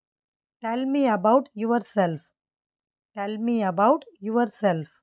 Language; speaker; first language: English; non-native, local second language; Tamil